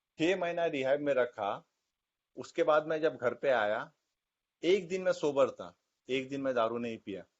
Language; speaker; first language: Hindi; non-native, local second language; Marathi